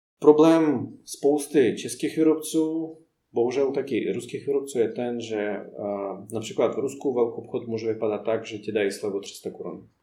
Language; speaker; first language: Czech; non-native, fluent; Russian